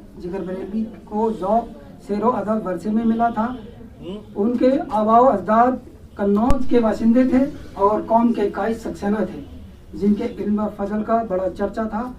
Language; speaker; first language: Urdu; non-native, local second language; Hindi